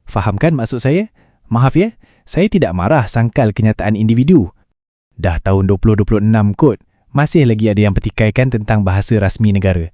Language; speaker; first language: Malay; native; Malay